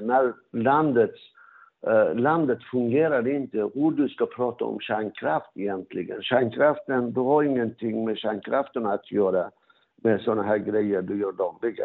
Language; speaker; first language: Swedish; non-native, fluent; Persian